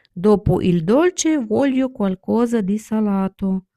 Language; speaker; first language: Italian; non-native, fluent; Ukrainian